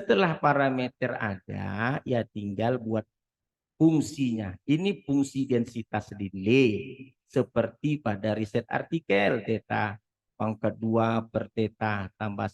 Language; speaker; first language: Indonesian; native; Indonesian